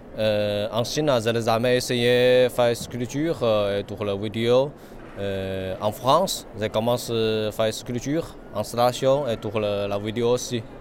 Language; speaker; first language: French; non-native, learner; Chinese